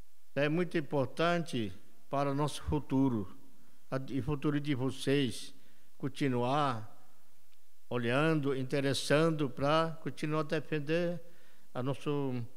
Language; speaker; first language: Portuguese; non-native, local second language; Yanomámi